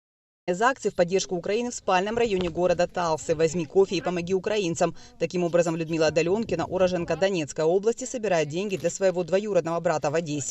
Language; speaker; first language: Russian; native; Russian